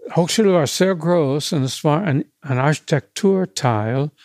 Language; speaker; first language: German; non-native, fluent; English